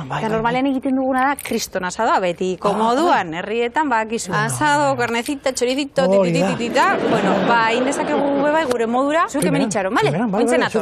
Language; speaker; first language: Basque; non-native, local second language; Spanish